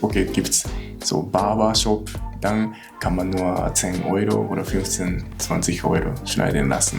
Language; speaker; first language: German; non-native, learner; Japanese